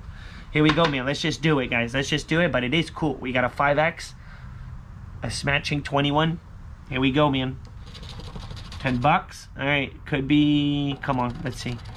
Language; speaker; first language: English; native; English